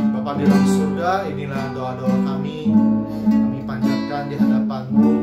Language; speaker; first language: Indonesian; native; Indonesian